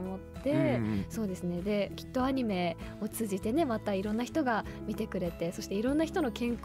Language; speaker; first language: Japanese; native; Japanese